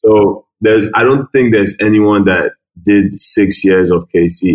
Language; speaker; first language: English; non-native, local second language; Igbo